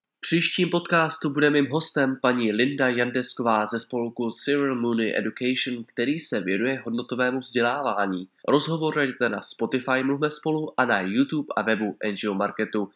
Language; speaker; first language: Czech; native; Czech